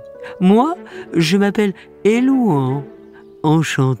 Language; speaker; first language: French; native; French